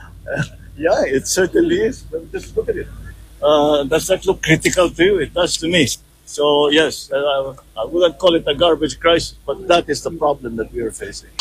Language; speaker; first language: English; non-native, local second language; Filipino